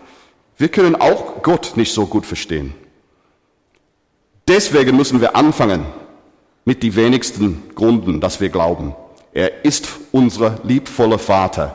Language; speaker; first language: German; non-native, fluent; English